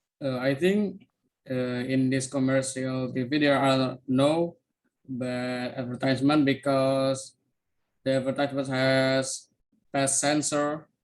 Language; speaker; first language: English; non-native, learner; Indonesian